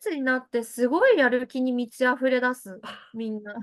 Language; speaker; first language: Japanese; early bilingual, other home language; Chinese